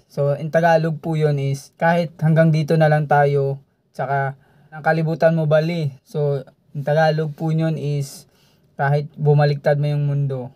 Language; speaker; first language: Filipino; non-native, local second language; Cebuano